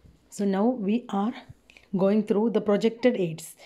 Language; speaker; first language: English; non-native, local second language; Malayalam